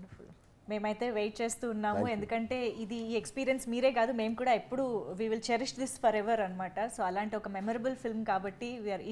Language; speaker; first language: Telugu; native; Telugu